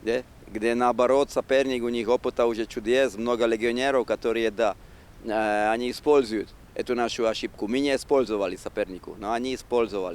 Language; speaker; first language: Russian; non-native, fluent; Slovak